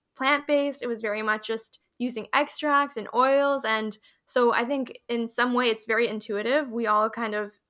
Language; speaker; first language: English; early bilingual, other home language; Hindi